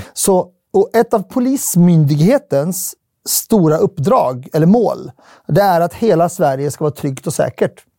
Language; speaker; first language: Swedish; early bilingual, other home language; Arabic